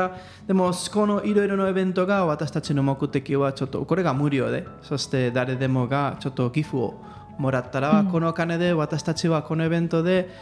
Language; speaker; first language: Japanese; non-native, learner; Spanish